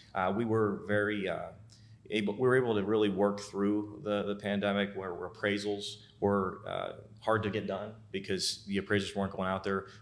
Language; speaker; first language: English; native; English